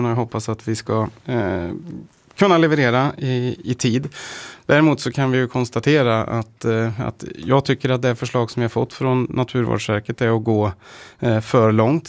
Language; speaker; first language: Swedish; native; Swedish